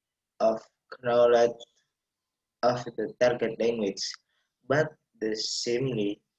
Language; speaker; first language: English; non-native, learner; Indonesian